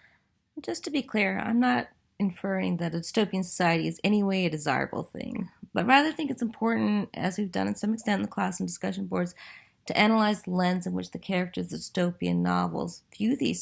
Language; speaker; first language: English; native; English